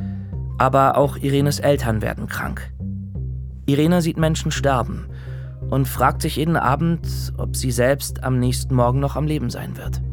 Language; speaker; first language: German; native; German